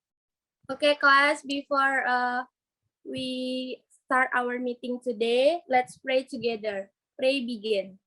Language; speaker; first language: English; non-native, learner; Indonesian